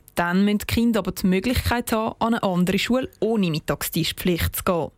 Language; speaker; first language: German; native; German